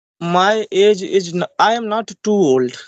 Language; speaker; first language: English; non-native, learner; Hindi